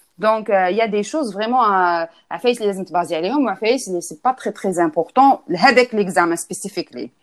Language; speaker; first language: French; non-native, local second language; Arabic